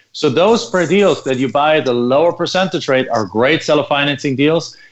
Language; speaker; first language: English; non-native, fluent; German